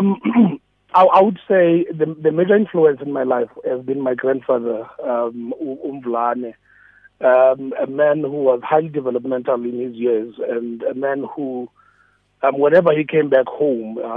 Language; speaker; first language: English; non-native, local second language; Xhosa